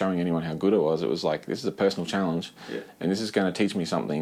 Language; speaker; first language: English; native; English